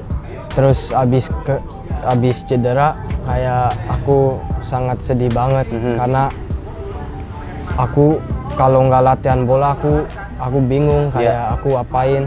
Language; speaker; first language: Indonesian; early bilingual, heritage; English